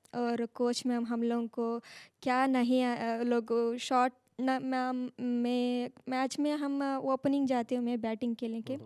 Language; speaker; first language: Hindi; non-native, local second language; Kannada